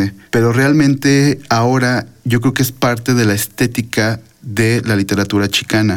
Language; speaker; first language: Spanish; native; Spanish